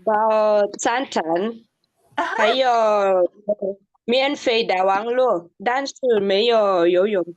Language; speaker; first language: Chinese; non-native, learner; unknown